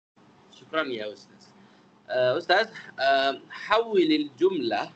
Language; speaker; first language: Arabic; non-native, learner; Malay